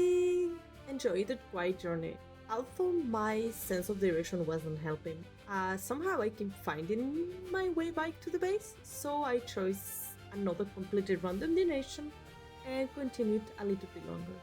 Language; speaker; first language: English; non-native, fluent; Spanish